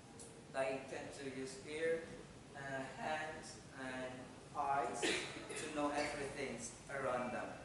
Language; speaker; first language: English; non-native, fluent; Indonesian